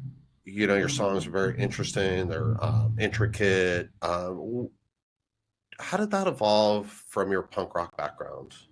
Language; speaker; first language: English; native; English